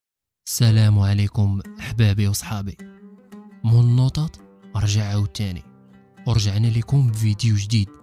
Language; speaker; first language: Arabic; native; Arabic